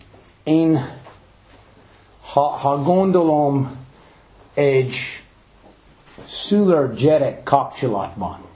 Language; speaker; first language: Hungarian; early bilingual, heritage; English